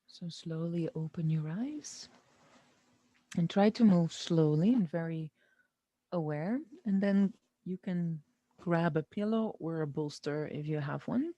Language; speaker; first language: English; non-native, fluent; Dutch